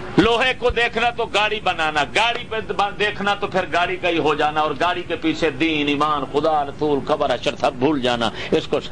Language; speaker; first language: Urdu; native; Urdu